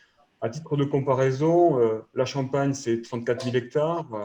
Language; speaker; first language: French; native; French